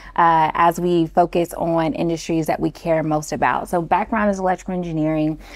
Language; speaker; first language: English; native; English